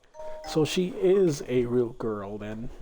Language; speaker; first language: English; native; English